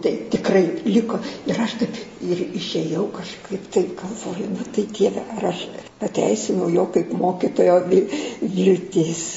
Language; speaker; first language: Lithuanian; native; Lithuanian